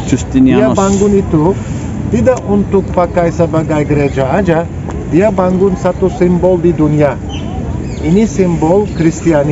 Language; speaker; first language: Indonesian; non-native, learner; Turkish